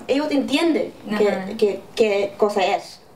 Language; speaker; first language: Spanish; early bilingual, heritage; English